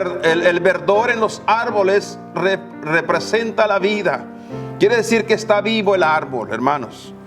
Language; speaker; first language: Spanish; native; Spanish